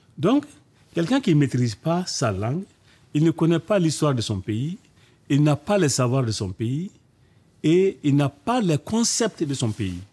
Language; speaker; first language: French; non-native, local second language; Bambara